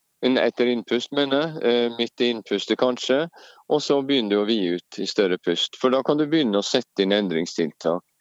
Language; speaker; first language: Norwegian; native; Norwegian